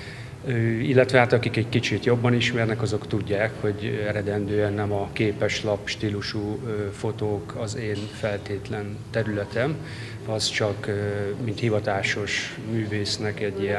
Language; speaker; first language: Hungarian; native; Hungarian